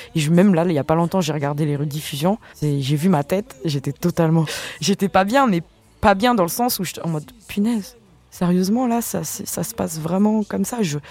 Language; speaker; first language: French; non-native, local second language; Malagasy